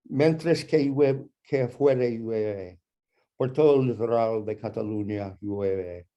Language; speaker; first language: Spanish; non-native, fluent; English